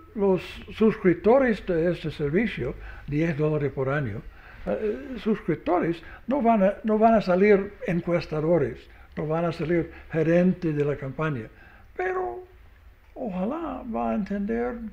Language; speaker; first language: Spanish; non-native, learner; English